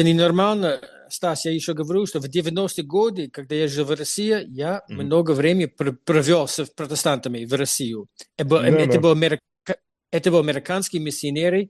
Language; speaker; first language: Russian; non-native, fluent; English